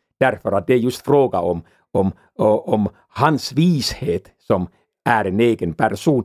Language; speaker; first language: Swedish; non-native, fluent; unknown